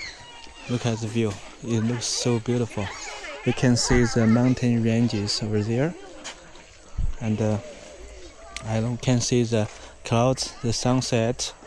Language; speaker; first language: English; non-native, fluent; Chinese